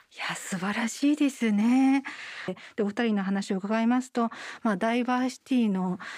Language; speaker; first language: Japanese; native; Japanese